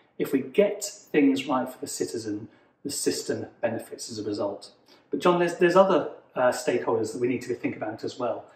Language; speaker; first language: English; native; English